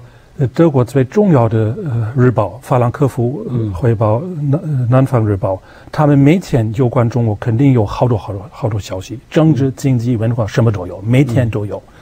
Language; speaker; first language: Chinese; non-native, fluent; German